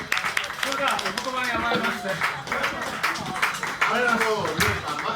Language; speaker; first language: Japanese; native; Japanese